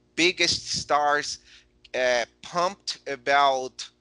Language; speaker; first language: English; non-native, fluent; Portuguese